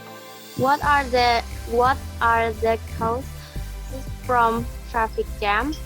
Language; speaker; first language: English; non-native, learner; Indonesian